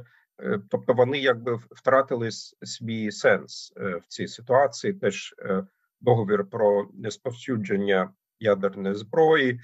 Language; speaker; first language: Ukrainian; non-native, fluent; German